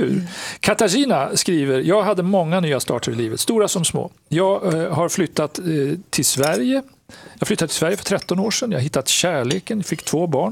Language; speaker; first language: Swedish; native; Swedish